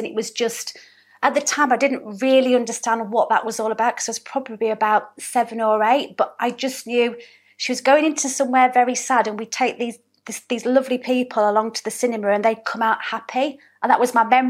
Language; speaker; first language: English; native; English